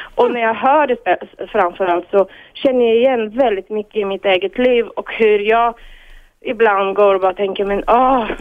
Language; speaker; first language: Swedish; non-native, fluent; Bulgarian